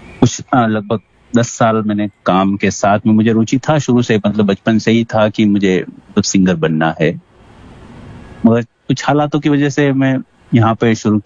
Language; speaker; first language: Hindi; native; Hindi